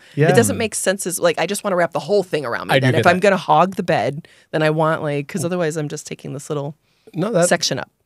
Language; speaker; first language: English; native; English